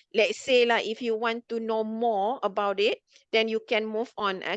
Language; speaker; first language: English; non-native, local second language; Malay